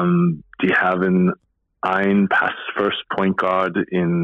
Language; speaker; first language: German; non-native, fluent; English